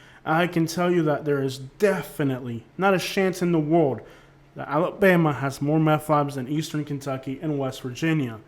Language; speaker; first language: English; native; English